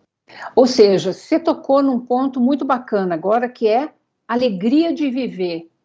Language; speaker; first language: Portuguese; native; Portuguese